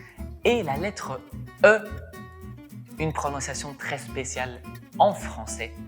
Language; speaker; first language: French; non-native, fluent; Spanish